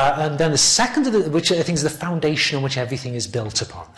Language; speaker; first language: English; native; English